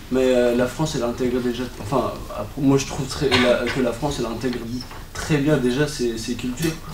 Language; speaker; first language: French; early bilingual, other home language; Turkish